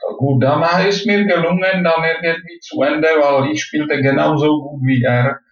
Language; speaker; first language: German; non-native, fluent; Czech